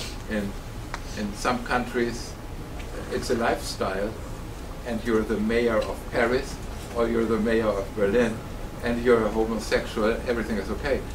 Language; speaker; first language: English; non-native, fluent; German